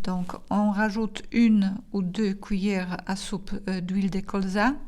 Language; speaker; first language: French; non-native, fluent; Polish